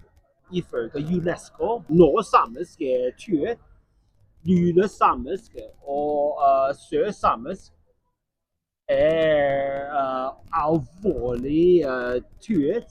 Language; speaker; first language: Norwegian; non-native, learner; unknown